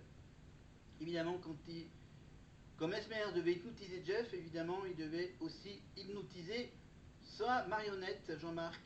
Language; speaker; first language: French; native; French